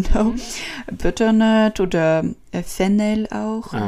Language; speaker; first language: German; non-native, learner; French